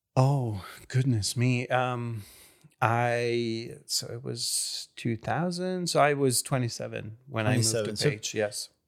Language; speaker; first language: English; non-native, fluent; Hungarian